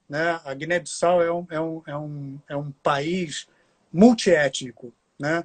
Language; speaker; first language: Portuguese; native; Portuguese